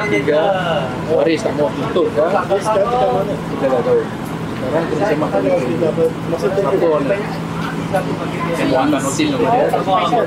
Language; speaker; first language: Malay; non-native, local second language; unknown